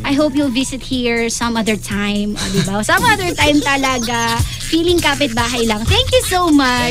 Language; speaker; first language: English; non-native, local second language; Filipino